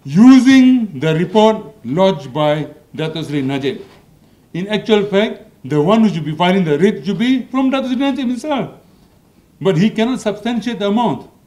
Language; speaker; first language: English; non-native, local second language; Malay